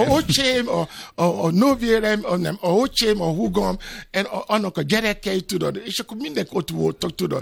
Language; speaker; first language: Hungarian; non-native, fluent; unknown